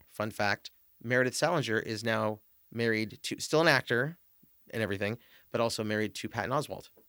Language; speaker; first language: English; native; English